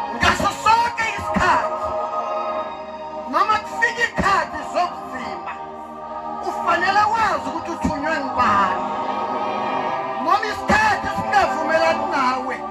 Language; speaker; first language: Zulu; non-native, local second language; South Ndebele